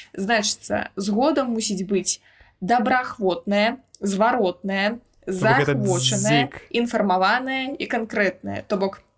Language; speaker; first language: Belarusian; non-native, local second language; Russian